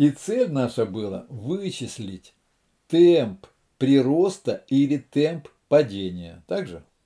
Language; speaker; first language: Russian; native; Russian